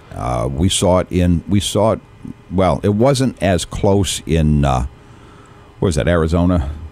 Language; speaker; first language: English; native; English